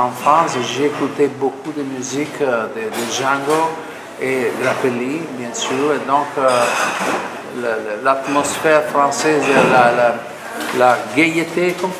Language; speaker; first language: French; non-native, fluent; Italian